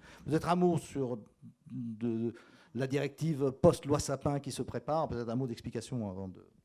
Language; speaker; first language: French; native; French